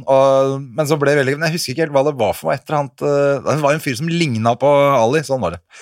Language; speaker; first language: Norwegian; native; Norwegian